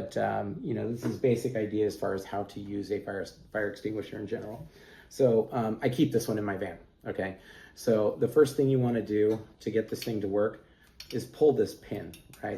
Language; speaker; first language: English; native; English